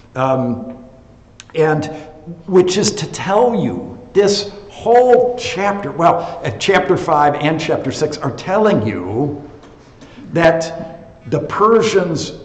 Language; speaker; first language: English; native; English